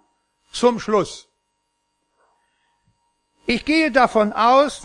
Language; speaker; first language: German; native; German